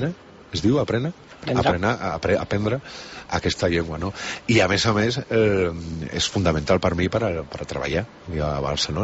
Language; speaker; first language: Catalan; non-native, local second language; Spanish